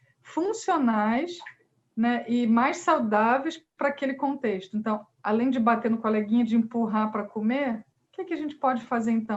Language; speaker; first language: Portuguese; native; Portuguese